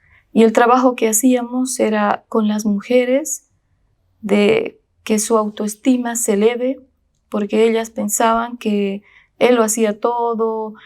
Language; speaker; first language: Spanish; native; Spanish